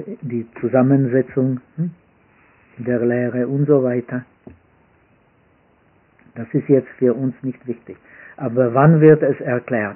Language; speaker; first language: German; non-native, fluent; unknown